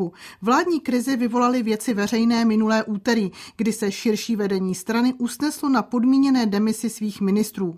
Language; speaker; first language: Czech; native; Czech